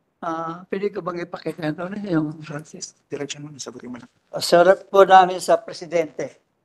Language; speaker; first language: Filipino; native; Filipino